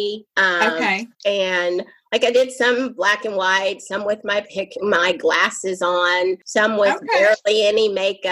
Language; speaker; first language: English; native; English